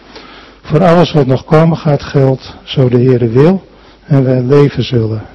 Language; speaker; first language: Dutch; native; Dutch